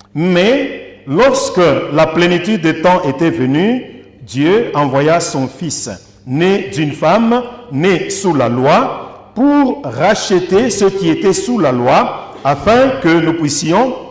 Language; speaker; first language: French; non-native, local second language; Swahili